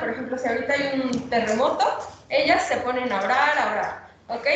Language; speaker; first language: Spanish; native; Spanish